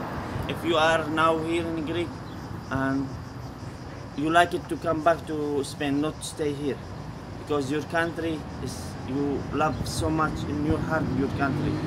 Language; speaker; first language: English; non-native, learner; Arabic